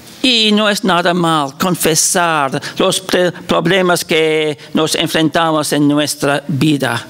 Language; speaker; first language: Spanish; non-native, fluent; English